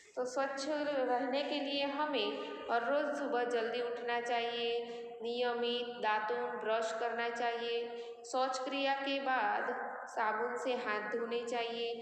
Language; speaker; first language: Hindi; non-native, local second language; Gujarati